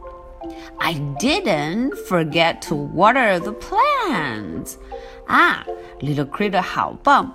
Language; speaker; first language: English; non-native, fluent; Chinese